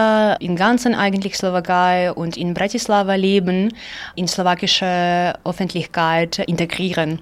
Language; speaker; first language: German; non-native, learner; Ukrainian